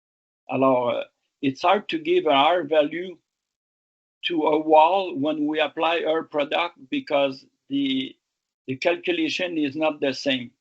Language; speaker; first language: English; non-native, local second language; French